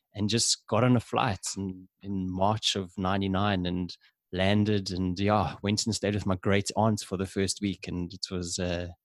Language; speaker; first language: English; native; English